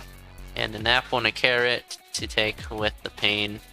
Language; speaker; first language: English; native; English